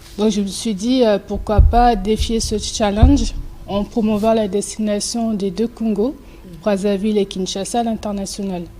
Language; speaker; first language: French; early bilingual, other home language; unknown